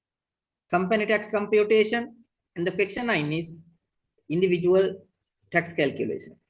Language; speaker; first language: English; non-native, local second language; Sinhala